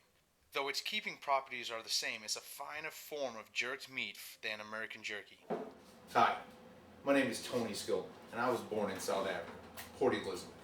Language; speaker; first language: English; native; English